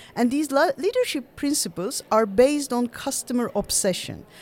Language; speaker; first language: English; non-native, fluent; Turkish